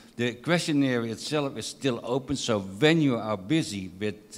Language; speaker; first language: English; non-native, fluent; Dutch